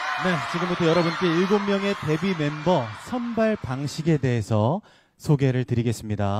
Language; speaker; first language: Korean; native; Korean